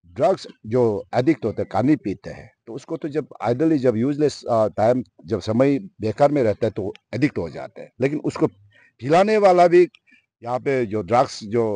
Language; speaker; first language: Hindi; non-native, local second language; Nyishi